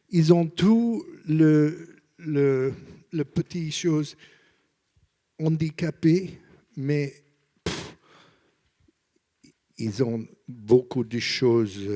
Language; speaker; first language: French; non-native, learner; English